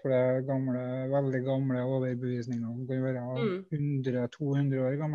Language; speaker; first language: Norwegian; native; Norwegian